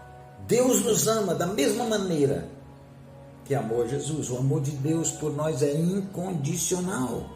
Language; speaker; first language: Portuguese; native; Portuguese